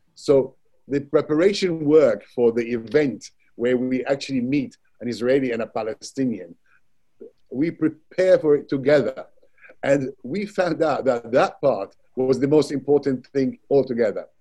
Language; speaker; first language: English; non-native, fluent; Arabic